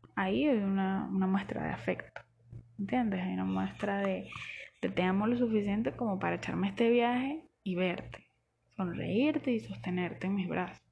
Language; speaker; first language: Spanish; native; Spanish